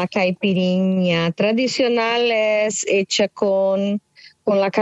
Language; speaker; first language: Spanish; non-native, fluent; Portuguese